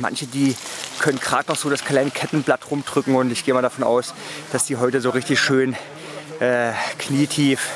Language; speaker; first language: German; native; German